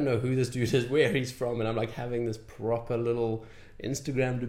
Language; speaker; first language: English; native; English